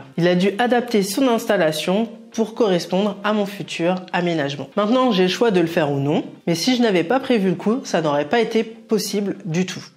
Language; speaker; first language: French; native; French